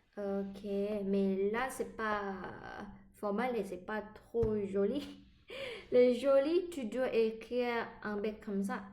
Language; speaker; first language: French; non-native, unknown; Thai